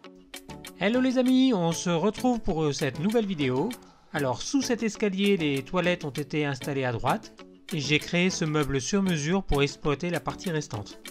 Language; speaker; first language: French; native; French